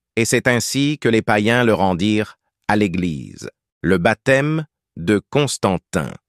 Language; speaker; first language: French; native; French